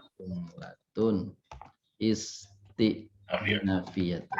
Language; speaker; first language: Arabic; non-native, fluent; Indonesian